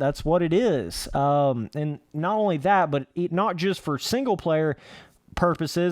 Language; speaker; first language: English; native; English